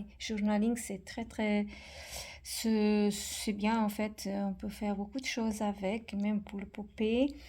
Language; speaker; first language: French; non-native, fluent; Portuguese